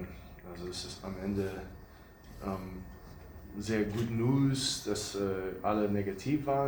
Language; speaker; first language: German; non-native, fluent; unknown